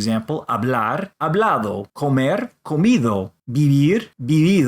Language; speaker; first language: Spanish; non-native, fluent; English